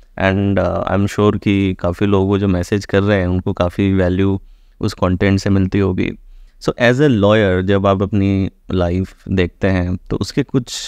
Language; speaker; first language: Hindi; native; Hindi